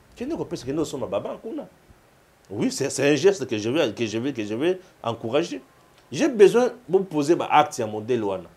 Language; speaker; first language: French; non-native, local second language; Lingala